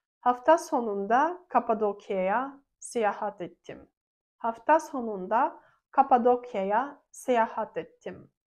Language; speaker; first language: Turkish; non-native, fluent; Russian